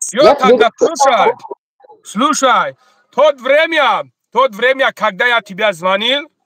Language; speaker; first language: Russian; non-native, learner; Tajik